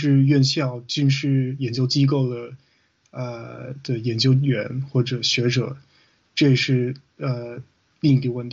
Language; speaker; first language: Chinese; non-native, fluent; English